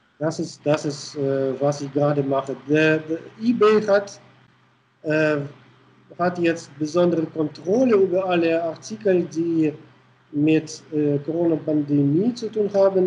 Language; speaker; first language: German; non-native, fluent; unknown